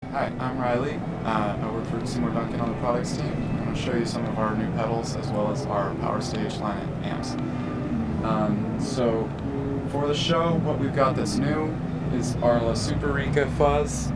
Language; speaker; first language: English; native; English